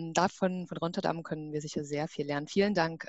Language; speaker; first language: German; native; German